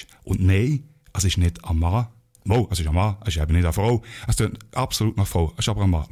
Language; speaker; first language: German; native; German